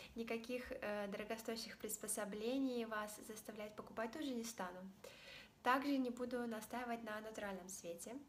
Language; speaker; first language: Russian; native; Russian